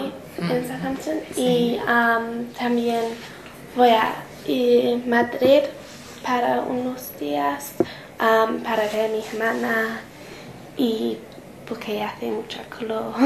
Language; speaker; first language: Spanish; non-native, learner; English